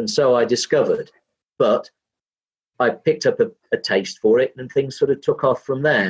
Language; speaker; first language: English; native; English